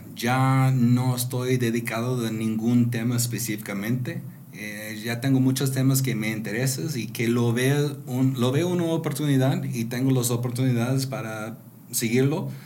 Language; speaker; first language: Spanish; non-native, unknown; English